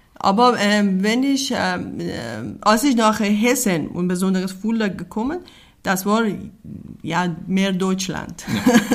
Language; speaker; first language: German; non-native, learner; Persian